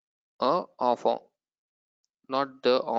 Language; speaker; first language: French; non-native, learner; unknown